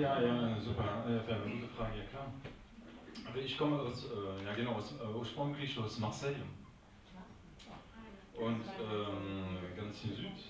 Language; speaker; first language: German; non-native, local second language; French